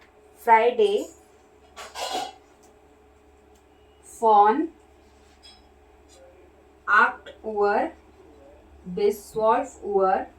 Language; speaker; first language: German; non-native, learner; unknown